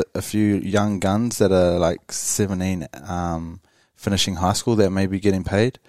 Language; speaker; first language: English; native; English